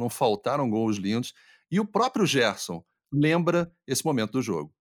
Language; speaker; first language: Portuguese; native; Portuguese